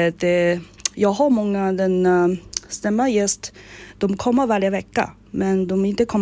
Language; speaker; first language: Swedish; non-native, learner; Chinese